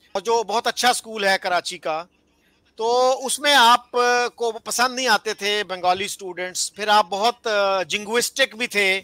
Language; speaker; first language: Urdu; native; Urdu